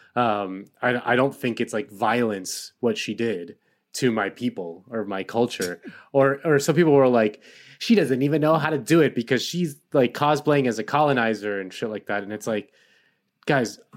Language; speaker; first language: English; early bilingual, other home language; Spanish